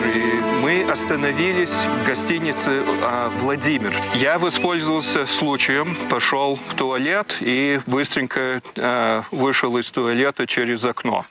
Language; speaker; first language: Russian; early bilingual, heritage; Russian